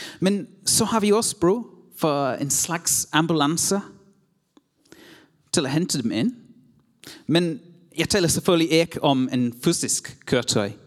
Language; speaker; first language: Danish; non-native, learner; English